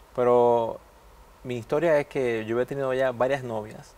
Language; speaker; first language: Spanish; early bilingual, heritage; Spanish